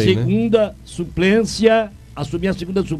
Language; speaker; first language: Portuguese; native; Portuguese